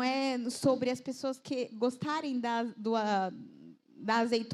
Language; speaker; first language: Portuguese; native; Portuguese